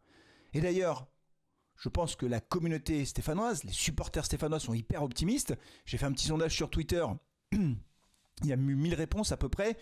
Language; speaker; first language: French; native; French